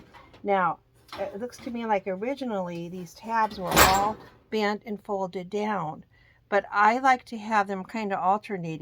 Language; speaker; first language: English; native; English